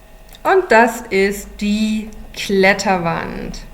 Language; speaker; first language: German; non-native, fluent; English